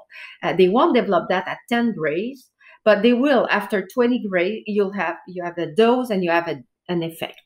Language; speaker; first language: English; non-native, fluent; French